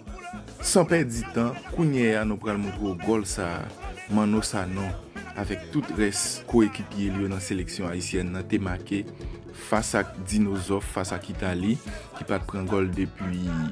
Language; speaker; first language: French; non-native, learner; Haitian Creole